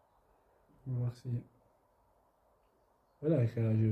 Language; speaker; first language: French; native; French